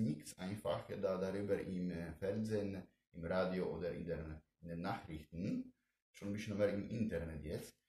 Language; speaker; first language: German; non-native, fluent; Polish